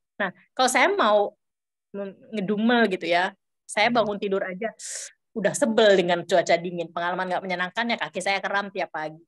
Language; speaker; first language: Indonesian; native; Indonesian